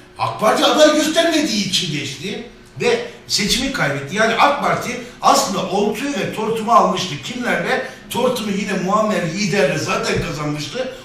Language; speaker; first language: Turkish; native; Turkish